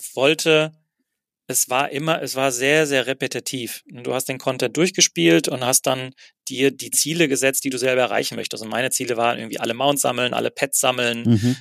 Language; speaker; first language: German; native; German